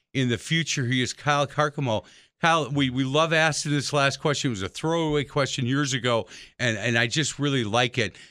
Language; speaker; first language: English; native; English